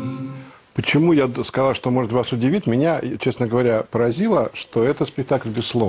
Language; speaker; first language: Russian; native; Russian